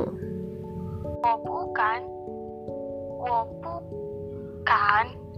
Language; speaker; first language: Chinese; non-native, learner; Indonesian